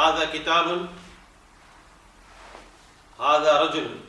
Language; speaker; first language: Arabic; non-native, fluent; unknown